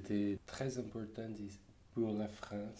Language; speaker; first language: French; non-native, learner; Portuguese